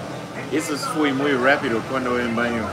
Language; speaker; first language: Spanish; non-native, learner; English